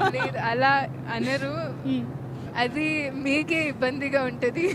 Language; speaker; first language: Telugu; non-native, fluent; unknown